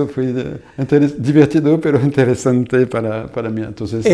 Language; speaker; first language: Spanish; non-native, fluent; French